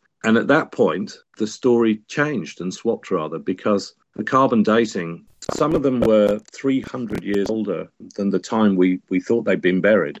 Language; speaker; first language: English; native; English